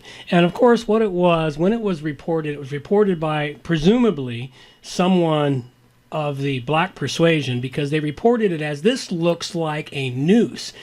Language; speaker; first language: English; native; English